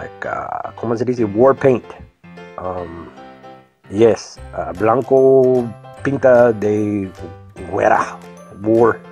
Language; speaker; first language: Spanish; non-native, learner; English